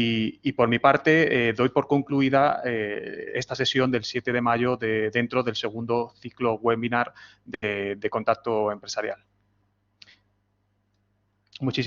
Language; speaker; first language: Spanish; native; Spanish